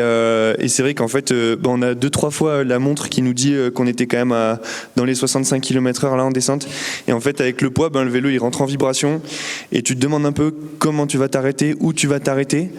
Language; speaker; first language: French; native; French